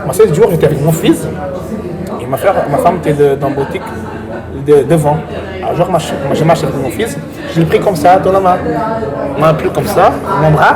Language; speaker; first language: French; non-native, fluent; Portuguese